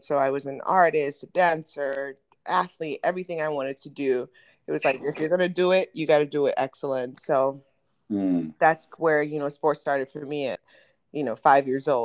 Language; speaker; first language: English; non-native, local second language; Akan